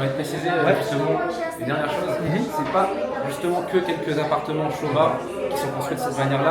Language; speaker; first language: French; native; French